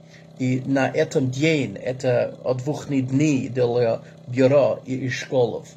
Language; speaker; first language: Russian; non-native, learner; English